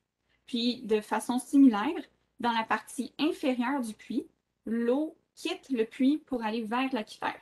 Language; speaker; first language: French; native; French